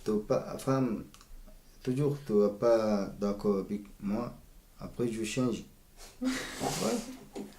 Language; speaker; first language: French; non-native, learner; Arabic